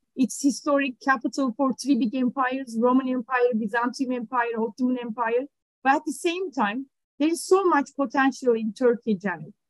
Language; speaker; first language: English; non-native, fluent; Turkish